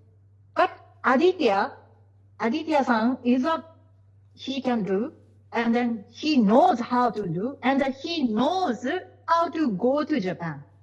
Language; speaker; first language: English; non-native, learner; Japanese